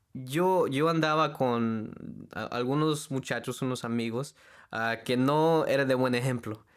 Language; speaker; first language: Spanish; early bilingual, heritage; Spanish